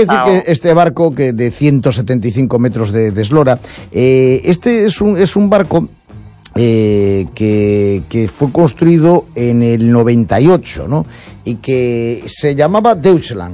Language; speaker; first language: Spanish; native; Spanish